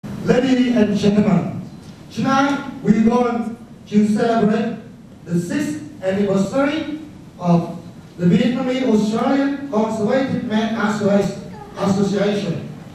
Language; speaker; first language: English; non-native, fluent; Vietnamese